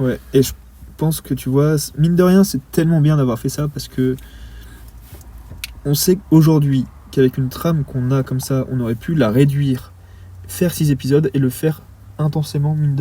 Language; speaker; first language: French; native; French